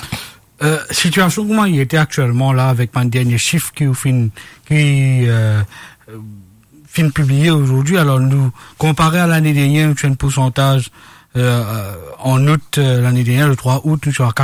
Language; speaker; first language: French; non-native, local second language; Morisyen